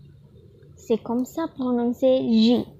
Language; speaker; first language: French; non-native, learner; Indonesian